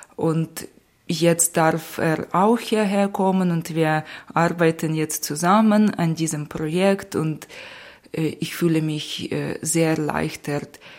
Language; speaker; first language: German; non-native, fluent; Ukrainian